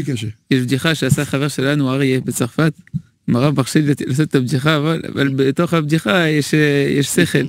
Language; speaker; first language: Hebrew; non-native, fluent; French